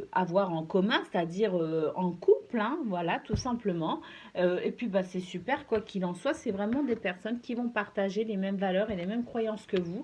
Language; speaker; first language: French; native; French